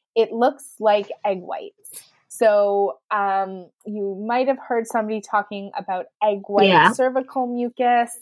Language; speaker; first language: English; native; English